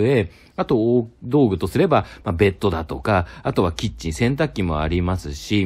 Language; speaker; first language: Japanese; native; Japanese